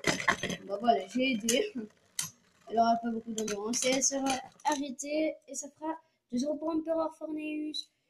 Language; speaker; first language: French; native; French